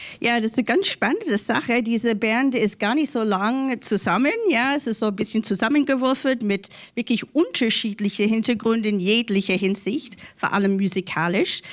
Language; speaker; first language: German; non-native, fluent; English